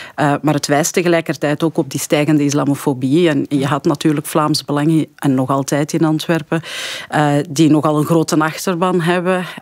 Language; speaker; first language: Dutch; early bilingual, other home language; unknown